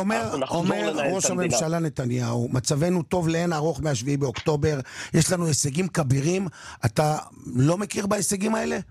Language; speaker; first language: Hebrew; native; Hebrew